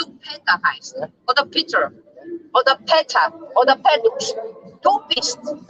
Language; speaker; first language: German; non-native, fluent; Greek